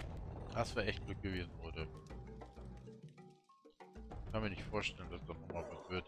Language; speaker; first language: German; native; German